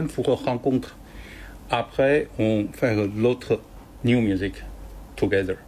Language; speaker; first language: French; non-native, learner; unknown